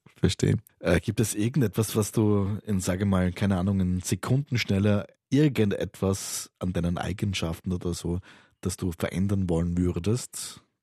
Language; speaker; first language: German; native; German